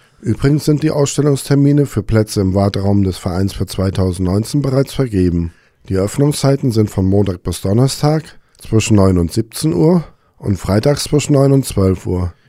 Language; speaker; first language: German; native; German